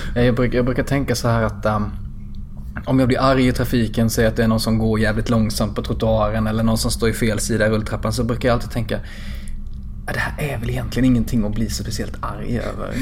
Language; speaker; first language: Swedish; native; Swedish